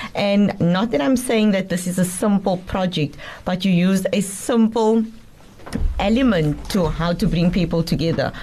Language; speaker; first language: English; native; English